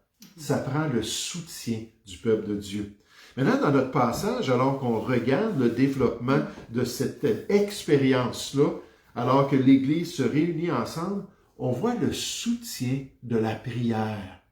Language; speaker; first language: French; native; French